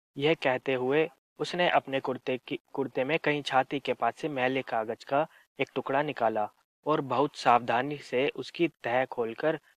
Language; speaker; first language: Hindi; native; Hindi